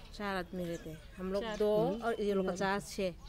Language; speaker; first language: Hindi; non-native, local second language; Manipuri